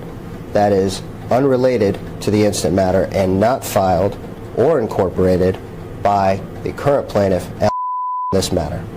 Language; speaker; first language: English; native; English